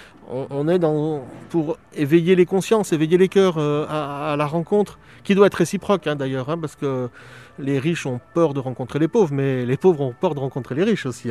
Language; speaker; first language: French; native; French